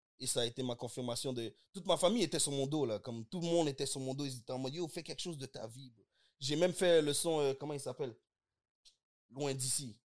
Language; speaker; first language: French; early bilingual, other home language; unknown